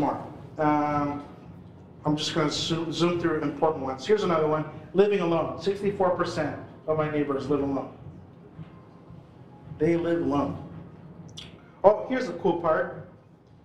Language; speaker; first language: English; non-native, local second language; Filipino